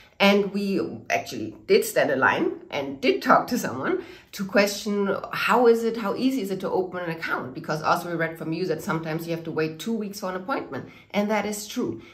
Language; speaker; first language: English; non-native, fluent; German